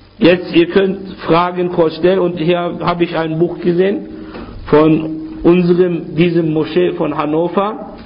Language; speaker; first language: German; non-native, fluent; Arabic